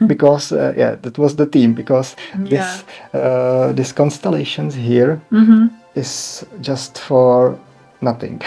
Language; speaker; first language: English; non-native, learner; Czech